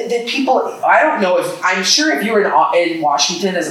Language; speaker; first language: English; native; English